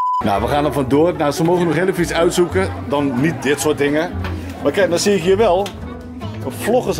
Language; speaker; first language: Dutch; native; Dutch